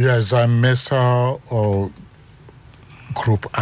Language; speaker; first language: Dutch; non-native, learner; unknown